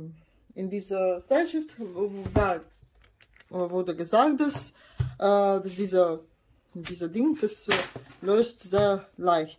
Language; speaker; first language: German; non-native, learner; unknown